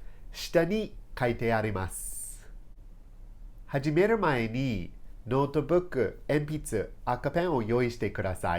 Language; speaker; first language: Japanese; non-native, fluent; English